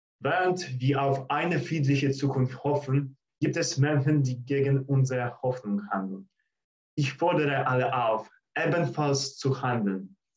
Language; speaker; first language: German; non-native, fluent; Russian